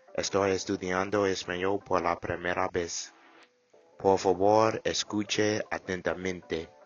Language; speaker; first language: Spanish; non-native, learner; English